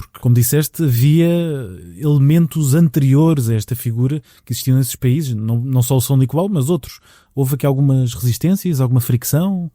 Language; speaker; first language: Portuguese; native; Portuguese